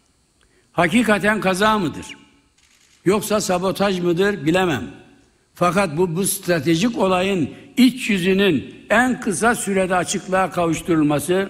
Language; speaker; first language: Turkish; native; Turkish